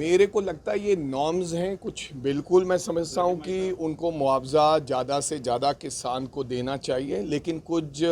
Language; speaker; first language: Hindi; non-native, local second language; Punjabi